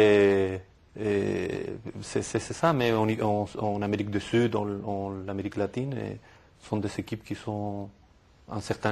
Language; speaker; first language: French; non-native, fluent; Spanish